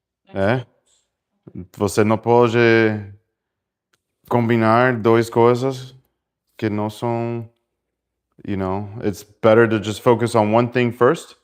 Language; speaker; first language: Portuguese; non-native, learner; Spanish